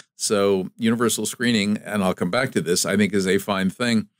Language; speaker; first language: English; native; English